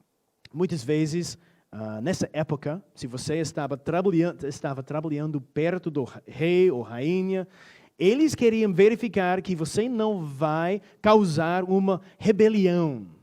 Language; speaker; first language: Portuguese; non-native, fluent; English